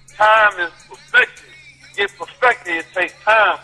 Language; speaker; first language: English; native; English